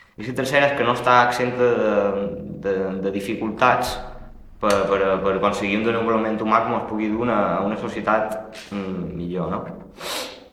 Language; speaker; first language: Catalan; native; Catalan